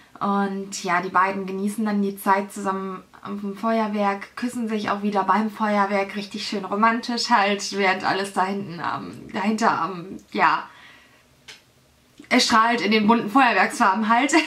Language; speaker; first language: German; native; German